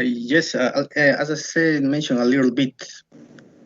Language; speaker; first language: English; non-native, learner; Spanish